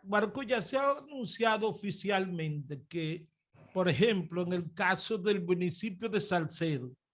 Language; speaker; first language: Spanish; native; Spanish